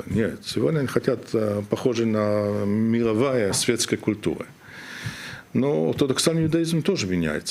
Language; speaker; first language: Russian; non-native, fluent; German